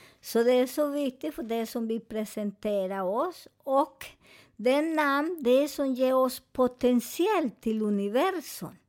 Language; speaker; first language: Swedish; non-native, fluent; Spanish